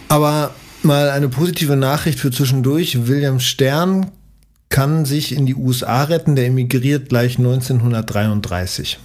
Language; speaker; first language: German; native; German